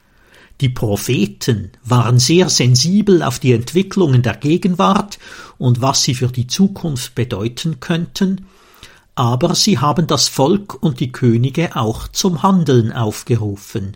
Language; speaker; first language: German; native; German